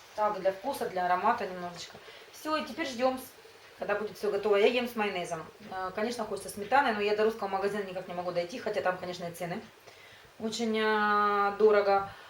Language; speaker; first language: Russian; native; Russian